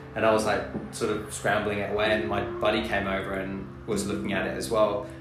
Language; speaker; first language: English; native; English